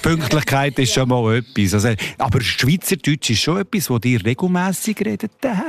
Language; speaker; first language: German; native; German